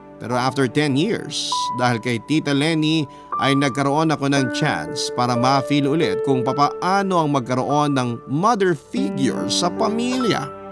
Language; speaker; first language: Filipino; native; Filipino